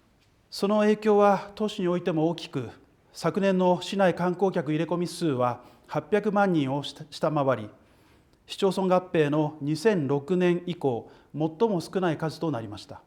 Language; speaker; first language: Japanese; native; Japanese